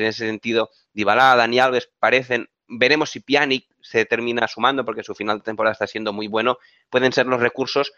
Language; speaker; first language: Spanish; native; Spanish